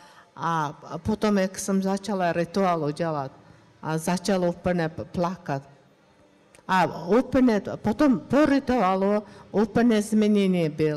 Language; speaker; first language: Czech; non-native, learner; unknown